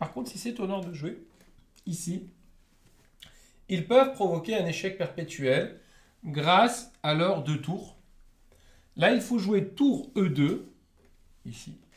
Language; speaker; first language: French; native; French